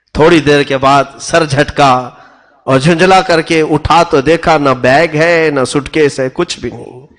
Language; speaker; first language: Urdu; native; Urdu